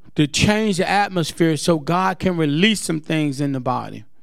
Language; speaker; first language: English; native; English